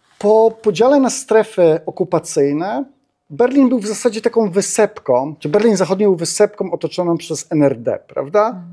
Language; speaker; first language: Polish; native; Polish